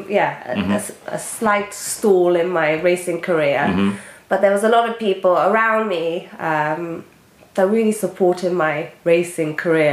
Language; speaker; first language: English; native; English